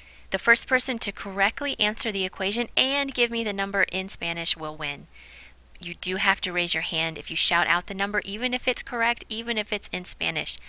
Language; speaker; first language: English; native; English